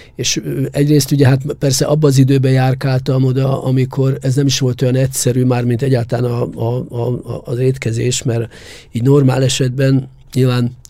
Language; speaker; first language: Hungarian; native; Hungarian